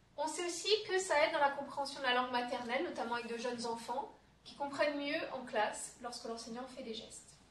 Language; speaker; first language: French; native; French